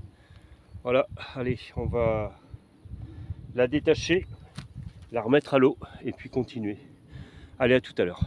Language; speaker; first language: French; native; French